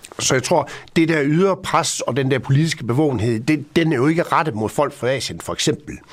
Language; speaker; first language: Danish; native; Danish